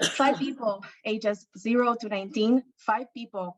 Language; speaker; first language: English; non-native, fluent; Spanish